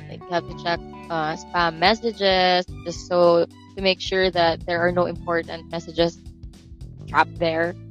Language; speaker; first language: English; non-native, local second language; Filipino